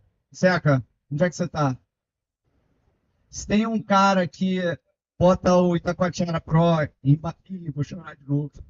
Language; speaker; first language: Portuguese; native; Portuguese